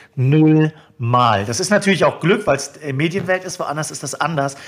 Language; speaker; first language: German; native; German